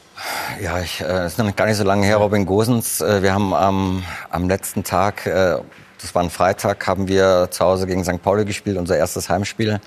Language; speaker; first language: German; native; German